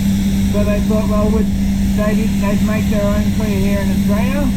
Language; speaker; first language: English; native; English